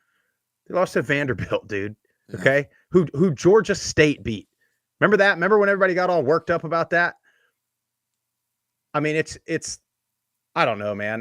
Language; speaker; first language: English; native; English